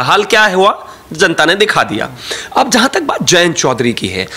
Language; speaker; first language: Hindi; native; Hindi